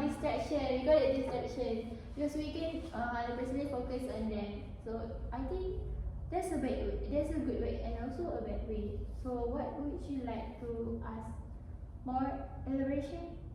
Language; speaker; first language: English; non-native, learner; Malay